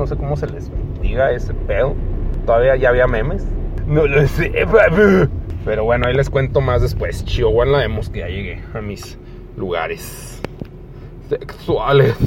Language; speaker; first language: Spanish; native; Spanish